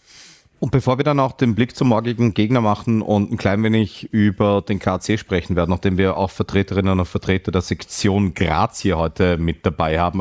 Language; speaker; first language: German; native; German